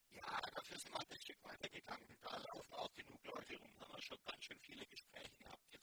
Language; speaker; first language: German; native; German